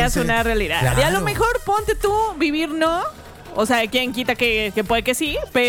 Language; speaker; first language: Spanish; native; Spanish